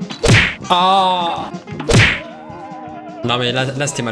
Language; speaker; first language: French; native; French